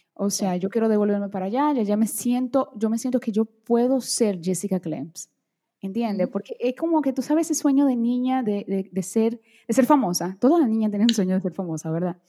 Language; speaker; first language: Spanish; early bilingual, other home language; Portuguese